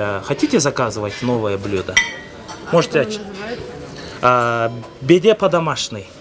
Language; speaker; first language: Russian; non-native, local second language; Kyrgyz